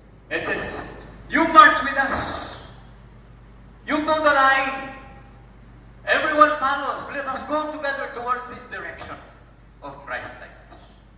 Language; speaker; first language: English; non-native, local second language; Filipino